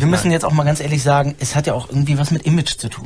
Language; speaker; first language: German; native; German